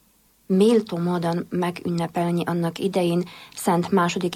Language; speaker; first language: Hungarian; non-native, fluent; Polish